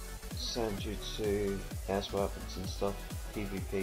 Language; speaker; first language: English; native; English